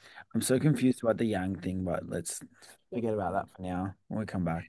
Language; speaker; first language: English; native; English